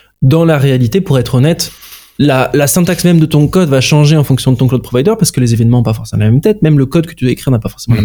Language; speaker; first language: French; native; French